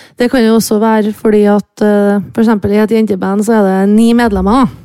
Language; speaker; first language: Norwegian; native; Norwegian